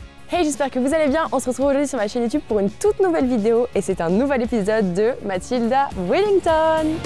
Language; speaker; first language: French; native; French